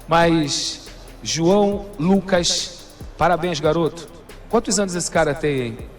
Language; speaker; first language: Portuguese; native; Portuguese